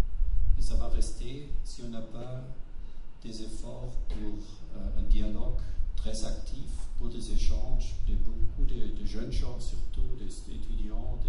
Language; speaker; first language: French; non-native, fluent; German